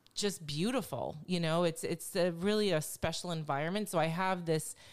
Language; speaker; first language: English; native; English